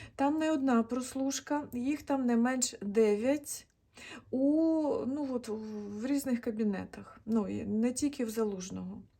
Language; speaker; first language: Ukrainian; native; Ukrainian